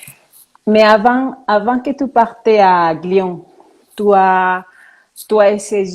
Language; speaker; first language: French; non-native, fluent; Spanish